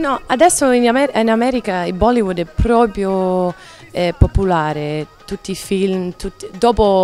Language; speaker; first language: Italian; non-native, learner; English